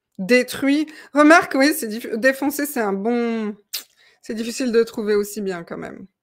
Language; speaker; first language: French; native; French